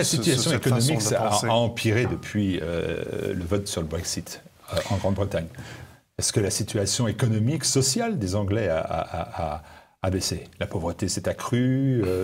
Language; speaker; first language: French; native; French